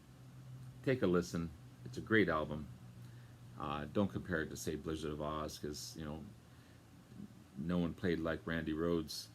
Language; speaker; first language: English; native; English